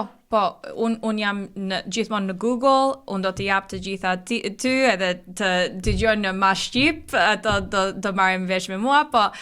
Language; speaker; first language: Albanian; early bilingual, heritage; Albanian